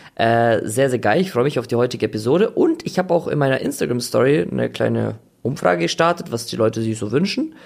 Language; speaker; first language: German; native; German